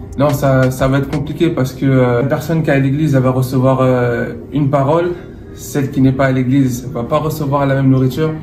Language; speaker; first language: French; native; French